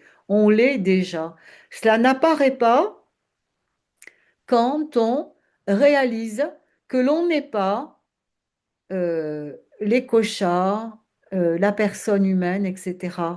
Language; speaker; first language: French; native; French